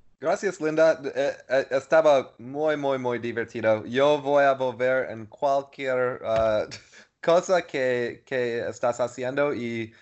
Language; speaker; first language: Spanish; non-native, learner; English